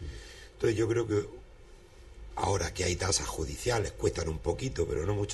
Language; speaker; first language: Spanish; native; Spanish